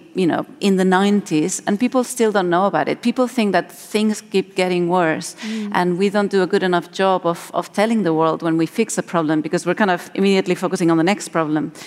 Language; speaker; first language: English; non-native, fluent; Spanish